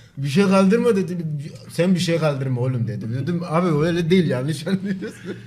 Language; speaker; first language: Turkish; non-native, fluent; Akan